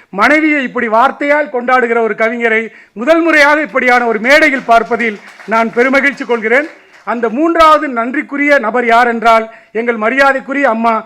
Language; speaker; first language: Tamil; native; Tamil